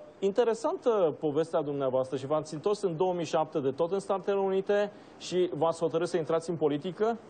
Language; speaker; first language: Romanian; native; Romanian